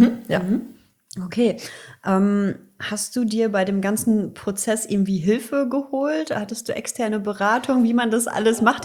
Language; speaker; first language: German; native; German